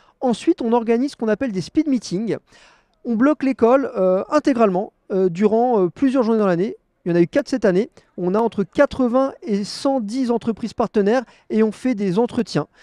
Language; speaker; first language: French; native; French